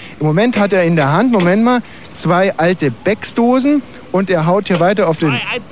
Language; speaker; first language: German; native; German